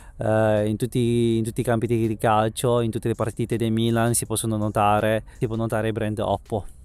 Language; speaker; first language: Italian; early bilingual, other home language; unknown